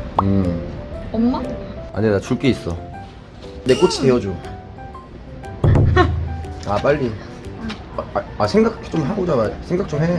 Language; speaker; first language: Korean; native; Korean